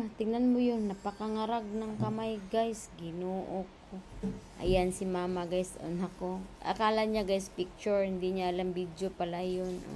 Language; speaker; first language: Filipino; non-native, local second language; Cebuano